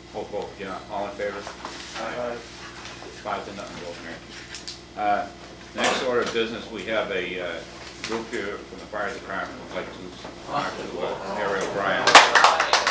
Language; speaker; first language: English; native; English